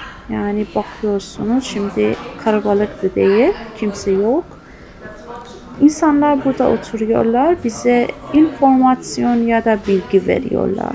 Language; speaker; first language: Turkish; non-native, fluent; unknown